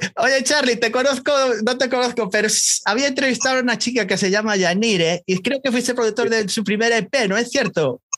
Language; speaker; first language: Spanish; native; Spanish